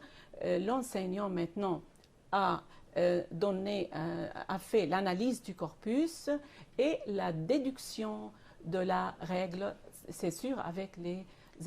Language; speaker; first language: French; non-native, fluent; Arabic